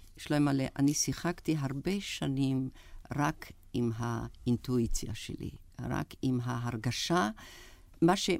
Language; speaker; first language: Hebrew; non-native, fluent; German